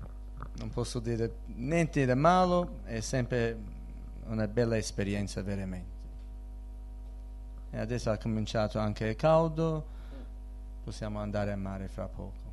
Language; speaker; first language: Italian; early bilingual, heritage; Italian